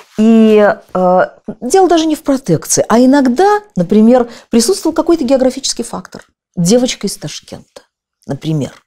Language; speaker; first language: Russian; native; Russian